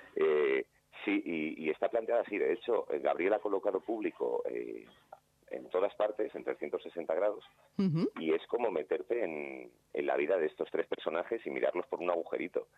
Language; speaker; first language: Spanish; native; Spanish